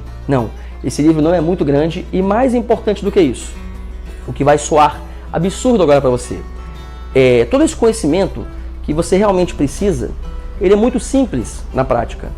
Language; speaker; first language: Portuguese; native; Portuguese